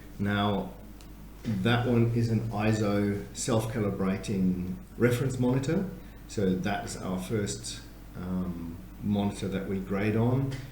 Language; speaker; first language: English; native; English